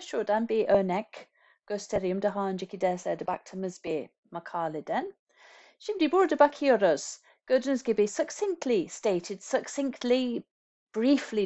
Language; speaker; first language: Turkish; non-native, fluent; English